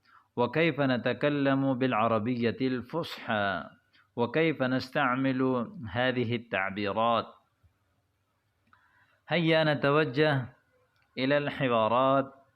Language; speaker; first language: Arabic; non-native, fluent; Urdu